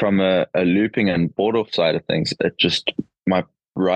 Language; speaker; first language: English; native; English